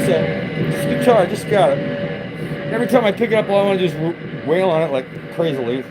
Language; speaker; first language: English; native; English